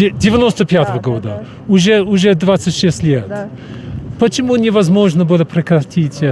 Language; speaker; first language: Russian; non-native, fluent; English